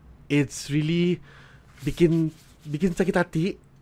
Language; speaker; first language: English; non-native, local second language; Malay